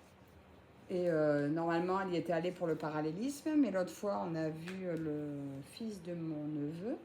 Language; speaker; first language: French; native; French